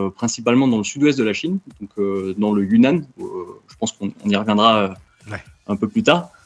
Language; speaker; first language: French; native; French